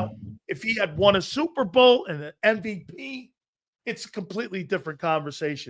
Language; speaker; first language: English; native; English